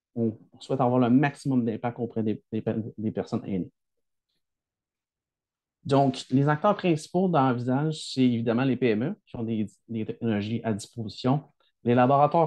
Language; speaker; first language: French; native; French